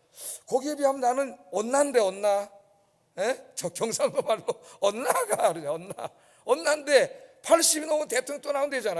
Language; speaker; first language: Korean; native; Korean